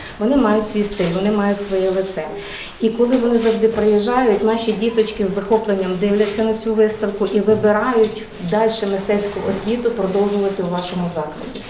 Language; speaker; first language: Ukrainian; native; Ukrainian